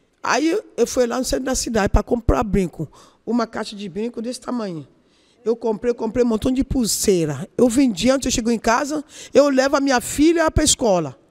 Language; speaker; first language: Portuguese; non-native, learner; Yoruba